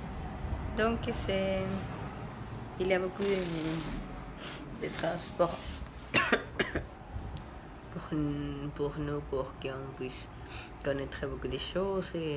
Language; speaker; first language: French; non-native, learner; Spanish